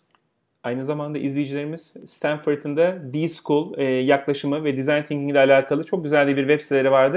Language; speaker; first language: Turkish; native; Turkish